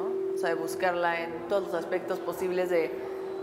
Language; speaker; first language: Spanish; native; Spanish